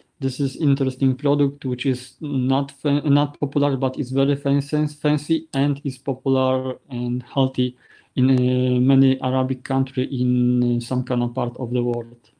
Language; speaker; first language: English; non-native, learner; Polish